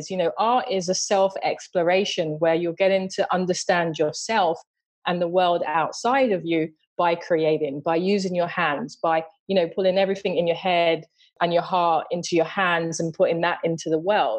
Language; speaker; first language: English; native; English